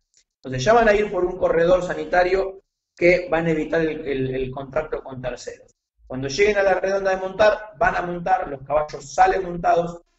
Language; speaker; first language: Spanish; native; Spanish